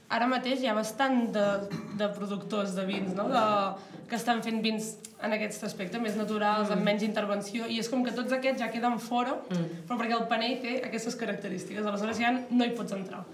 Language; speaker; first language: Catalan; native; Catalan